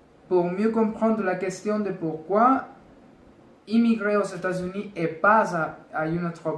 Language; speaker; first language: French; non-native, learner; Spanish